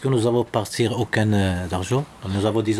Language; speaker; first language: French; non-native, learner; Arabic